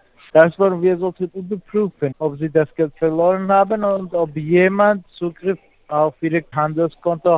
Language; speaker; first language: German; non-native, fluent; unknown